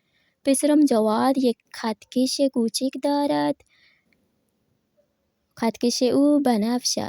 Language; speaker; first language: Persian; non-native, fluent; Urdu